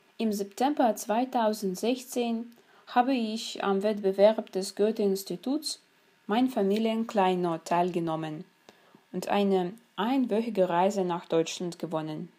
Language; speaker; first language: German; non-native, fluent; Russian